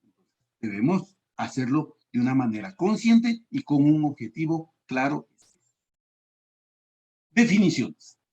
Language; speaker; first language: Spanish; native; Spanish